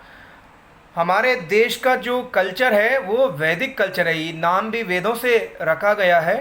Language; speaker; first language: Hindi; non-native, local second language; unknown